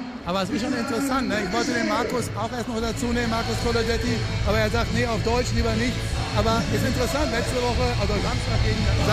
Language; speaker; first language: German; native; German